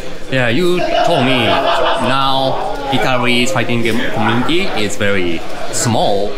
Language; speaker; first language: English; non-native, learner; Japanese